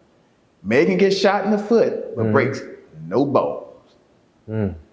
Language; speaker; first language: English; native; English